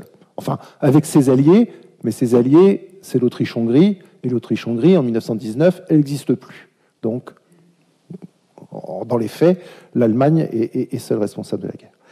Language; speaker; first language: French; native; French